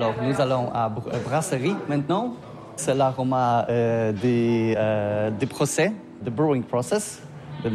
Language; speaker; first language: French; non-native, fluent; Polish